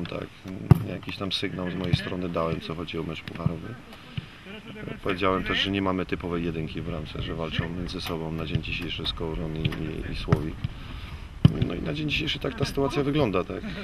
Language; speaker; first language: Polish; native; Polish